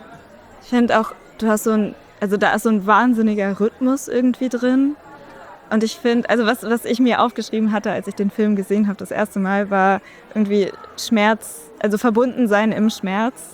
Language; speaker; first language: German; native; German